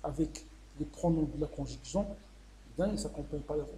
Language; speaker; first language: French; non-native, local second language; Arabic